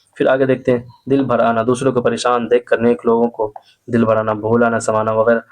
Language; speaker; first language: Urdu; native; Urdu